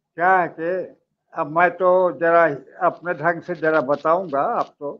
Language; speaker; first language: Hindi; native; Hindi